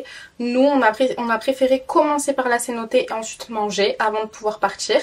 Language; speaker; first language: French; native; French